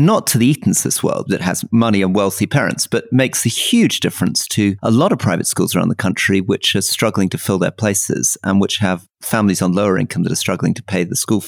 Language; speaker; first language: English; native; English